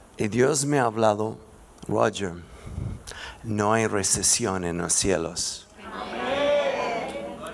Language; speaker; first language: Spanish; non-native, fluent; English